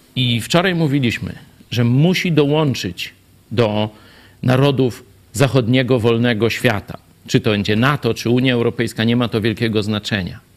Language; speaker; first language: Polish; native; Polish